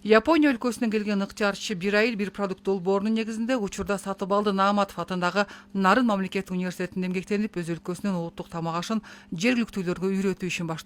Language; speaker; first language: Kyrgyz; native; Kyrgyz